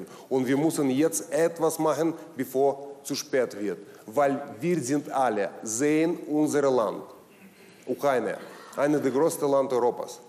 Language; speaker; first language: German; non-native, learner; Russian